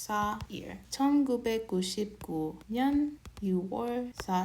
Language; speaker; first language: Korean; non-native, learner; English